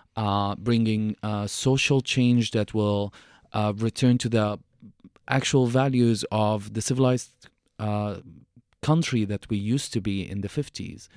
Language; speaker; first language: English; non-native, fluent; Arabic